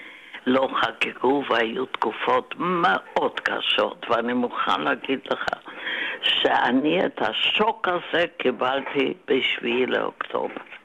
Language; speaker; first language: Hebrew; non-native, fluent; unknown